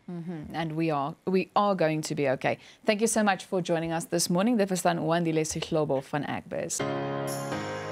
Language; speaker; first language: English; non-native, local second language; Afrikaans